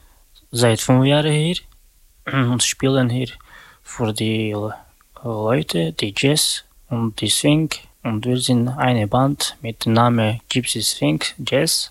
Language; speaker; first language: German; non-native, learner; Slovak